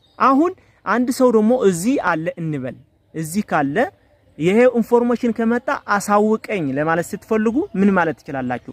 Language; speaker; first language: Amharic; non-native, local second language; Tigrinya